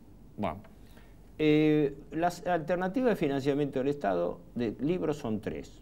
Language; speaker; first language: Spanish; native; Spanish